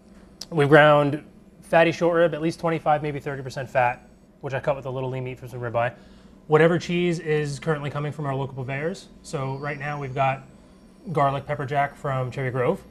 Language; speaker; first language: English; native; English